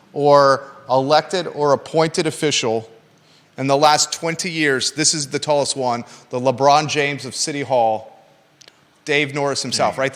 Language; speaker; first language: English; native; English